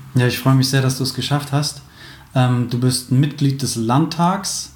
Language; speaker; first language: German; native; German